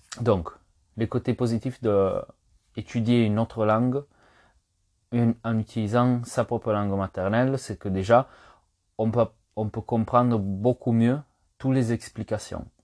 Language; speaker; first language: French; native; French